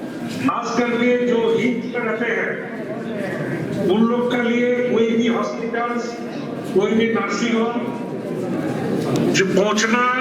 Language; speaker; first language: Hindi; non-native, local second language; Nepali